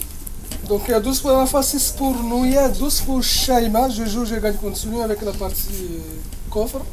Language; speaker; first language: French; non-native, local second language; Comorian